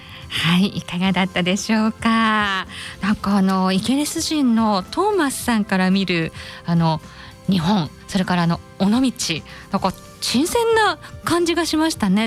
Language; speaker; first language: Japanese; native; Japanese